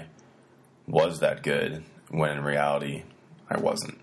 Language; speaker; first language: English; native; English